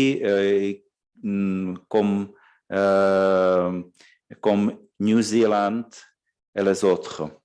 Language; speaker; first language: French; non-native, fluent; Czech